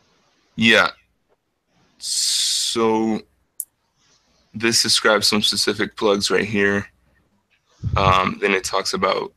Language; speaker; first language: English; native; English